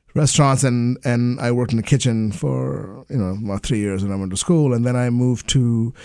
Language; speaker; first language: English; non-native, local second language; Bangla